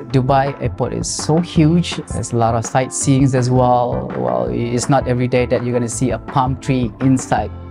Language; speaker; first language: English; non-native, fluent; Malay